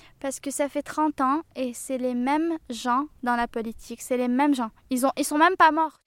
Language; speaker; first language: French; non-native, local second language; Arabic